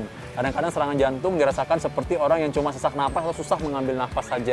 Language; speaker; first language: Indonesian; native; Indonesian